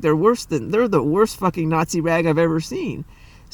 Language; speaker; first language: English; native; English